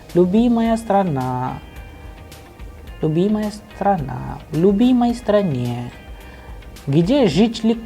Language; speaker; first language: Russian; non-native, fluent; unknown